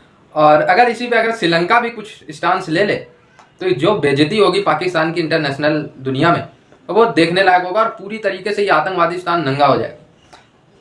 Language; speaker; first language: Hindi; native; Hindi